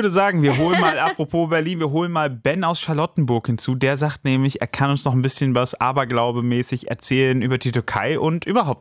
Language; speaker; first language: German; native; German